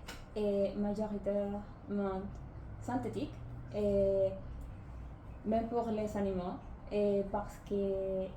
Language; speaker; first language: French; non-native, learner; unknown